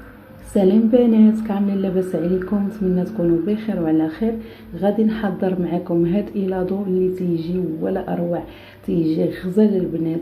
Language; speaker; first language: Arabic; native; Arabic